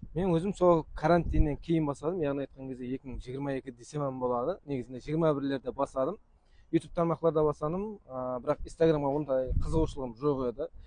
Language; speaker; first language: Uzbek; non-native, local second language; Kara-Kalpak